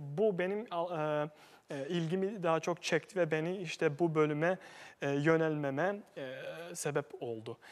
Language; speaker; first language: Turkish; non-native, fluent; Bosnian